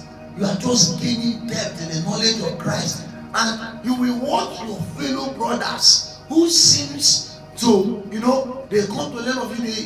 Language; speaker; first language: English; non-native, local second language; Igbo